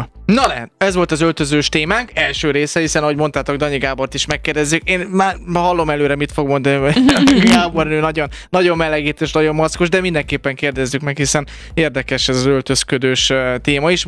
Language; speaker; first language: Hungarian; native; Hungarian